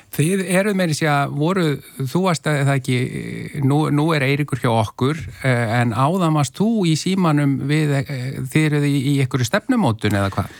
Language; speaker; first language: Icelandic; native; Icelandic